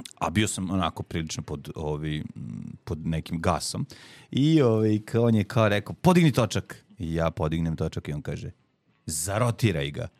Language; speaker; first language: Serbian; native; Serbian